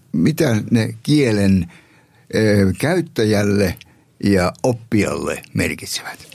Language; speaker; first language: Finnish; native; Finnish